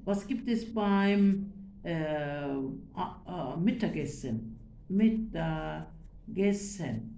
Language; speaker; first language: German; non-native, fluent; Turkish